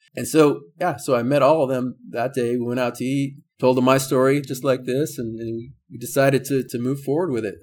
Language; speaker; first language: English; native; English